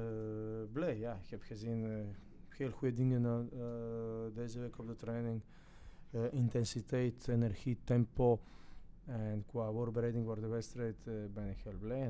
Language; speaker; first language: Dutch; non-native, fluent; Croatian